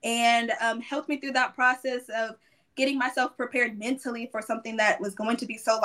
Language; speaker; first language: English; native; English